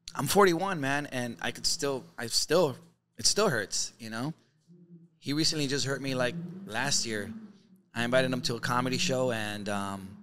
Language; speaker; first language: English; native; English